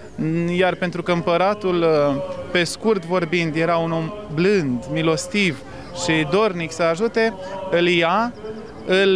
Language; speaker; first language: Romanian; native; Romanian